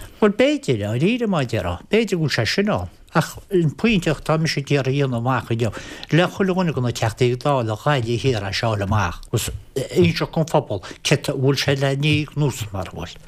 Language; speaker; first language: Irish; native; Irish